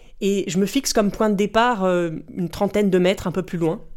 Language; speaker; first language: French; native; French